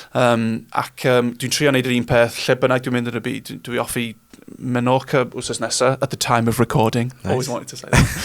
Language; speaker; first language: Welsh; non-native, local second language; English